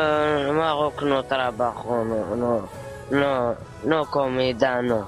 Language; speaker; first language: Spanish; non-native, learner; Arabic